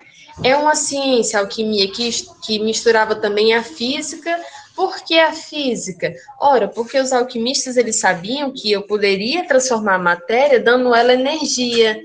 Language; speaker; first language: Portuguese; native; Portuguese